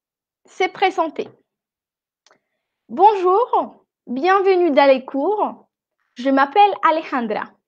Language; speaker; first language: French; non-native, fluent; Spanish